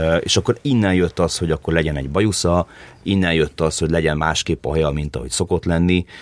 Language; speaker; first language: Hungarian; early bilingual, heritage; Hungarian